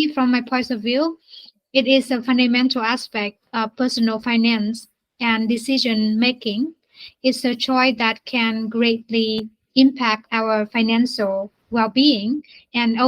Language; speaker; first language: English; non-native, learner; Vietnamese